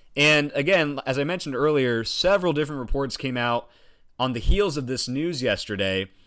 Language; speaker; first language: English; native; English